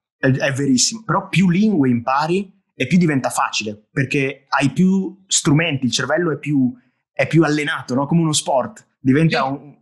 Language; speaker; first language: Italian; native; Italian